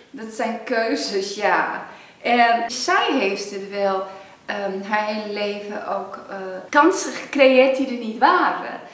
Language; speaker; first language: Dutch; early bilingual, other home language; Cantonese